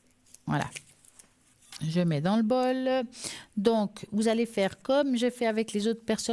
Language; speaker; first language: French; native; French